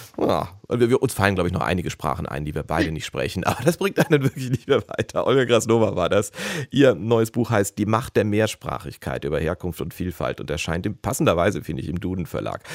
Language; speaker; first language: German; native; German